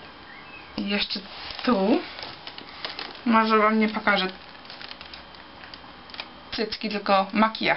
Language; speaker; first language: Polish; early bilingual, heritage; Polish